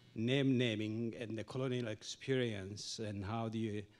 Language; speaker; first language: English; non-native, fluent; Oromo